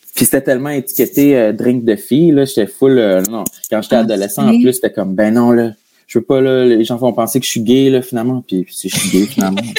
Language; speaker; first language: French; native; French